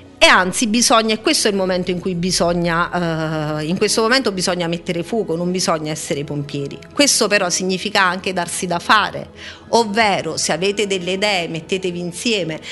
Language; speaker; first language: Italian; native; Italian